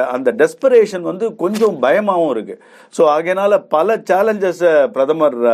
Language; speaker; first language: Tamil; native; Tamil